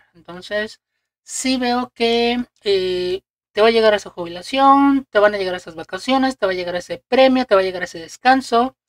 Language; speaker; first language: Spanish; native; Spanish